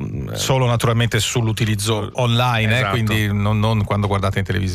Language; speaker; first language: Italian; native; Italian